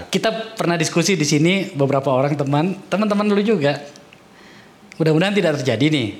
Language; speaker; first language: Indonesian; native; Indonesian